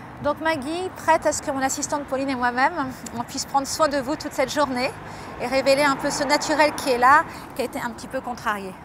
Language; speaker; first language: French; native; French